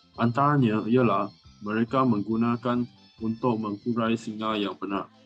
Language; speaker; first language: Malay; non-native, local second language; Chinese